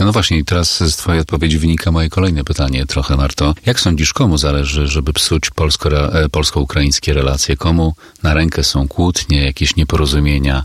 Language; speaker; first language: Polish; native; Polish